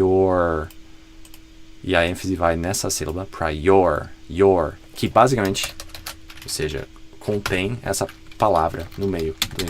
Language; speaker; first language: Portuguese; non-native, fluent; English